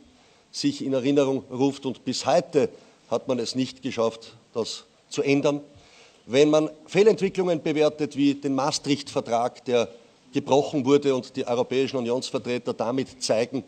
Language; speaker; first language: German; native; German